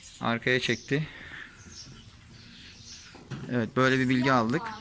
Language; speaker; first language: Turkish; native; Turkish